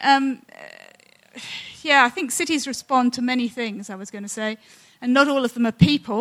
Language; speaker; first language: English; native; English